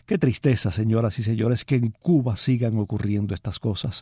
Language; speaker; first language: Spanish; native; Spanish